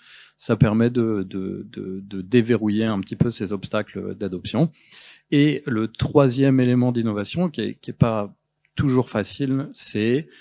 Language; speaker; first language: French; native; French